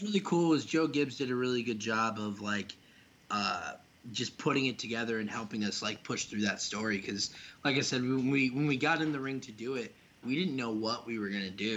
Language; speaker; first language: English; native; English